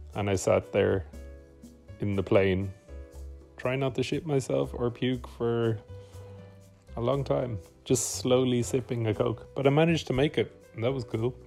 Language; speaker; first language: English; native; English